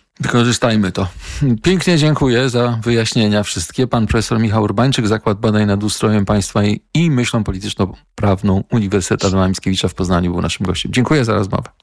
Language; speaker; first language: Polish; native; Polish